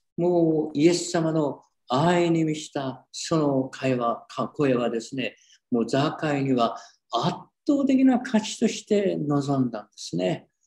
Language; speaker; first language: Japanese; native; Japanese